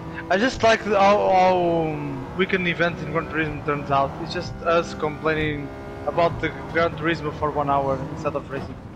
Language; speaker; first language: English; non-native, fluent; Portuguese